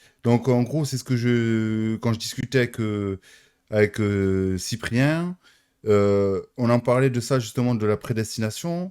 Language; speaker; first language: French; native; French